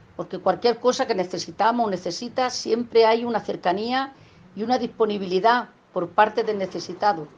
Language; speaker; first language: Spanish; native; Spanish